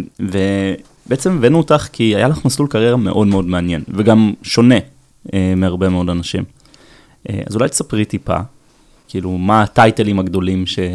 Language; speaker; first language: Hebrew; native; Hebrew